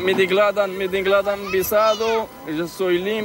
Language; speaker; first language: Spanish; non-native, learner; Arabic